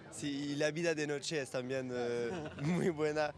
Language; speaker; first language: Spanish; non-native, learner; French